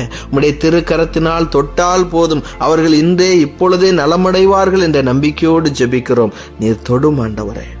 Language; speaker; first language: Tamil; native; Tamil